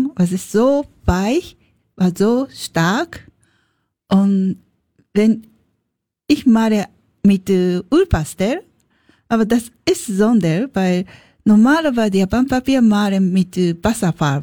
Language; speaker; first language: German; non-native, learner; Japanese